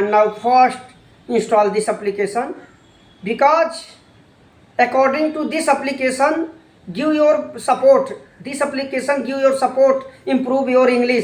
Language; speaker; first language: English; non-native, learner; Hindi